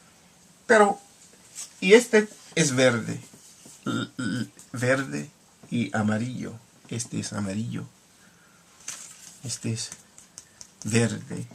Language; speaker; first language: Spanish; non-native, learner; English